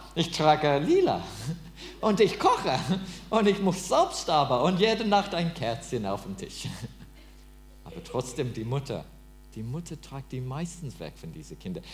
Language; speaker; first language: German; non-native, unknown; English